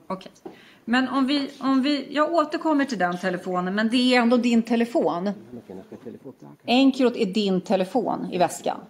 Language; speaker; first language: Swedish; native; Swedish